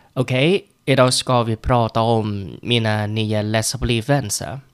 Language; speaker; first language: Swedish; non-native, learner; Vietnamese